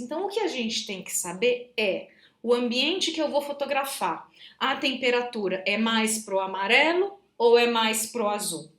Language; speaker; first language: Portuguese; native; Portuguese